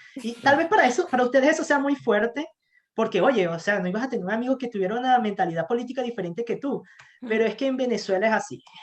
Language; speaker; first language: Spanish; native; Spanish